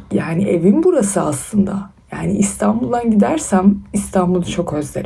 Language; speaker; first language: Turkish; early bilingual, other home language; Persian